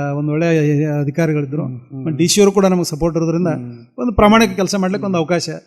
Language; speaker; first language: Kannada; native; Kannada